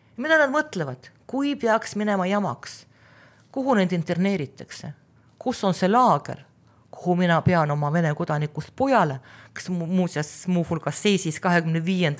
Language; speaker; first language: Estonian; non-native, local second language; Russian